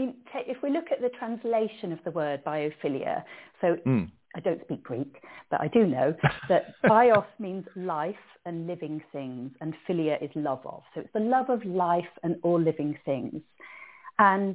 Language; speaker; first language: English; native; English